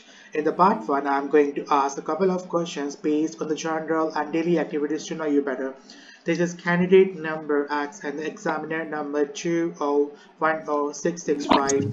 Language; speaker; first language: English; non-native, local second language; Hindi